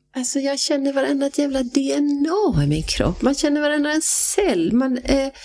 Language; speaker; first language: Swedish; native; Swedish